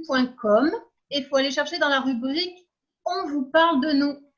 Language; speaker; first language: French; native; French